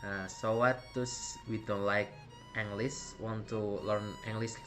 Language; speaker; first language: English; non-native, learner; Indonesian